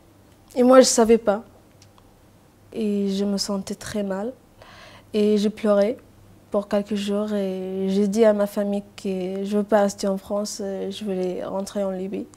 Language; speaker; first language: French; non-native, learner; Arabic